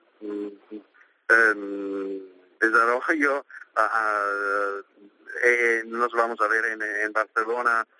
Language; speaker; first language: Spanish; non-native, learner; Italian